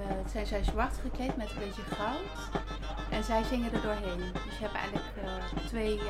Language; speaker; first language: Dutch; native; Dutch